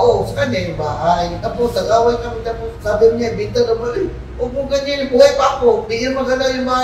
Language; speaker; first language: Filipino; non-native, local second language; Cebuano